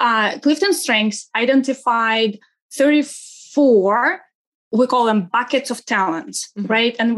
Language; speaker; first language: English; non-native, fluent; Russian